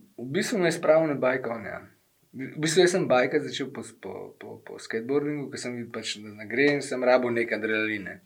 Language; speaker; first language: Slovenian; native; Slovenian